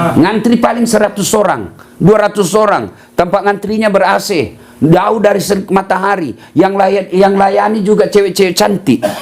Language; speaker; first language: Indonesian; non-native, local second language; Buginese